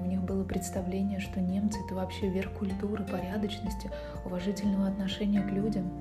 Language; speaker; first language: Russian; native; Russian